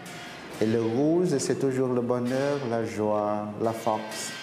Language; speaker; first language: French; non-native, fluent; Vietnamese